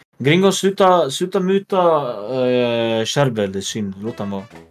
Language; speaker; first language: Swedish; native; Swedish